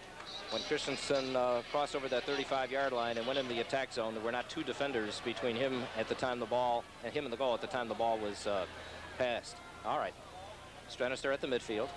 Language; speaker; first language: English; native; English